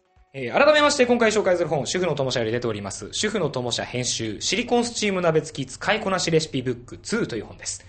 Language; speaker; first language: Japanese; native; Japanese